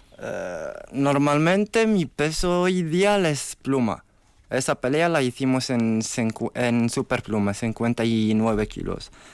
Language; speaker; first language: Spanish; non-native, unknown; Arabic